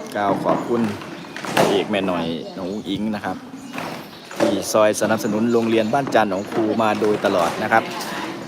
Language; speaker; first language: Thai; native; Thai